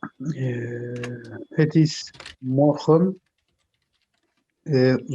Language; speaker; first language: Dutch; non-native, learner; Turkish